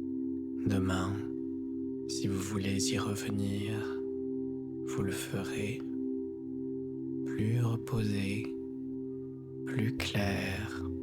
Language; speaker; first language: French; native; French